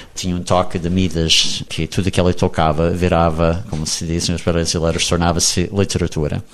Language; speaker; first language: Portuguese; non-native, fluent; English